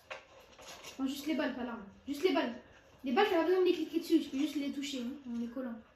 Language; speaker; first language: French; native; French